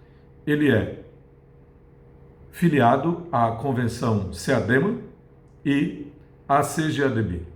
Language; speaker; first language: Portuguese; native; Portuguese